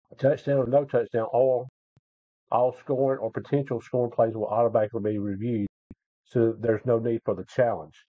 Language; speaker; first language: English; native; English